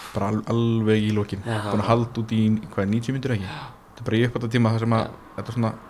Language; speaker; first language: Icelandic; native; Icelandic